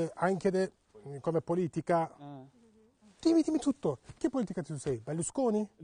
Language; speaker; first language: Italian; non-native, learner; Turkish